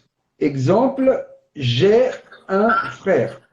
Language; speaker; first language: French; non-native, fluent; Portuguese